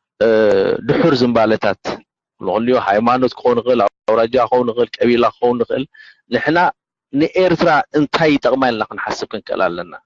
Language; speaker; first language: Tigrinya; native; Tigrinya